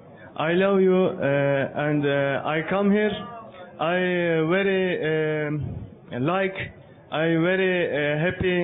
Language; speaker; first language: English; non-native, learner; Turkish